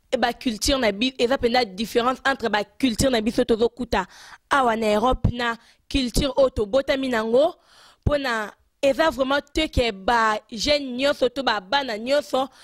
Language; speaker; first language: Lingala; native; Lingala